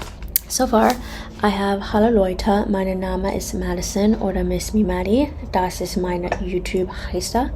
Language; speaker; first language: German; non-native, learner; English